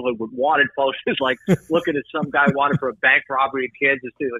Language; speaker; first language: English; native; English